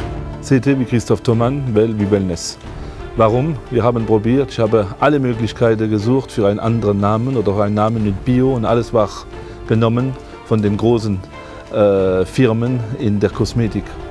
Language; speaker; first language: German; non-native, fluent; French